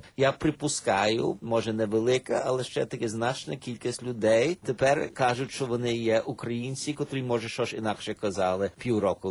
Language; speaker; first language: Ukrainian; early bilingual, heritage; Ukrainian